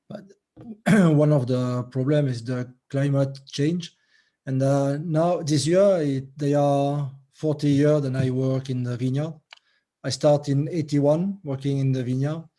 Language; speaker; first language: English; non-native, learner; French